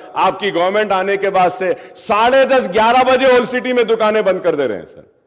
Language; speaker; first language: Urdu; native; Urdu